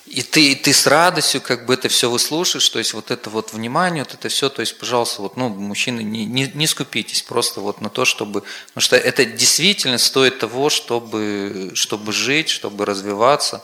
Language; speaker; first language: Russian; native; Russian